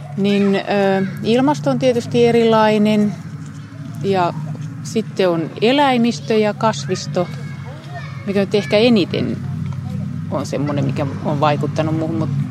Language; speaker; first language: Finnish; native; Finnish